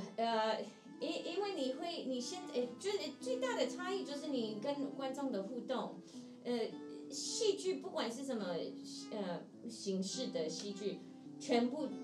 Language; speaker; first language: Chinese; non-native, fluent; English